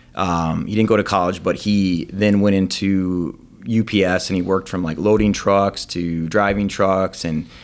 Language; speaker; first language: English; native; English